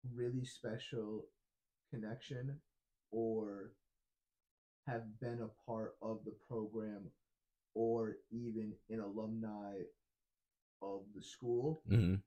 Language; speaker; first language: English; native; English